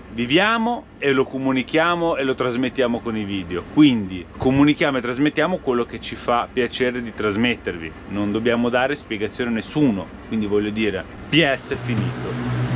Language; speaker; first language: Italian; non-native, fluent; Spanish